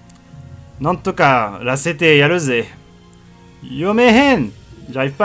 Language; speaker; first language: French; native; French